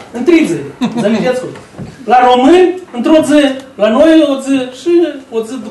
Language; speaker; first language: Romanian; native; Romanian